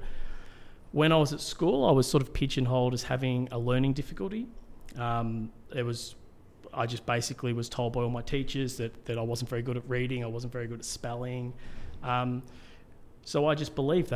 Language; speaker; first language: English; native; English